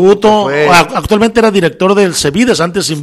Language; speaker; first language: Spanish; native; Spanish